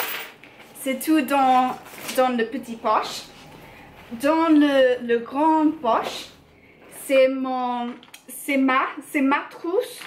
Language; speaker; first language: French; non-native, learner; English